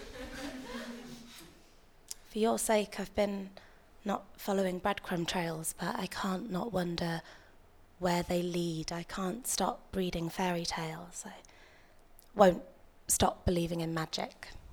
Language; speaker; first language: English; native; English